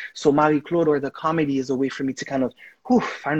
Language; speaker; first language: English; non-native, fluent; Haitian Creole